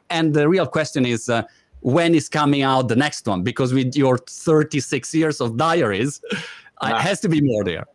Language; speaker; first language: English; non-native, fluent; Italian